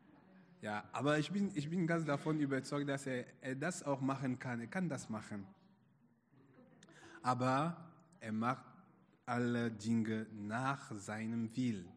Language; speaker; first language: German; non-native, fluent; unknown